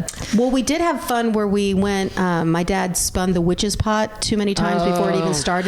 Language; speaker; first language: English; native; English